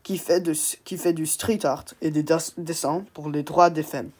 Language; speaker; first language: French; non-native, learner; English